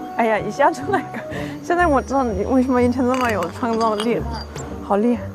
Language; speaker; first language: Chinese; non-native, fluent; German